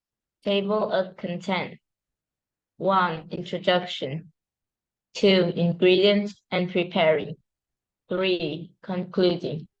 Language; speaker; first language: English; non-native, learner; Vietnamese